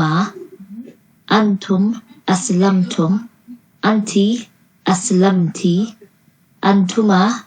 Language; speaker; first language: Arabic; non-native, learner; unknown